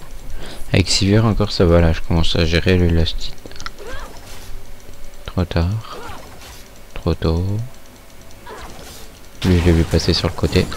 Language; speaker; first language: French; native; French